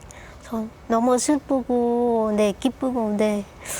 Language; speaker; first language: Korean; non-native, local second language; Lao